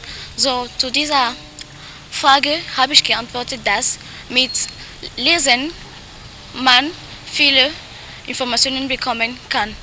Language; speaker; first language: German; non-native, learner; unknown